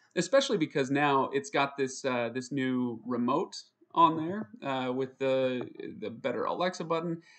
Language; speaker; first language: English; native; English